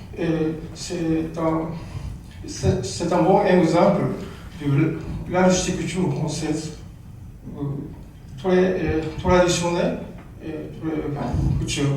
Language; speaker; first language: French; non-native, learner; Japanese